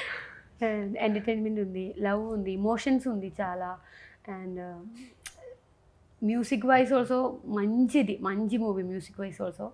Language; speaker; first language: Telugu; non-native, learner; Malayalam